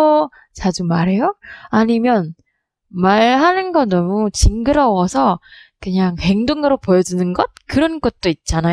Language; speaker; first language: Korean; non-native, learner; Indonesian